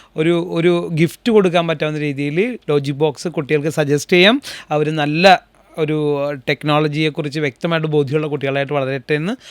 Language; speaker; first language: Malayalam; native; Malayalam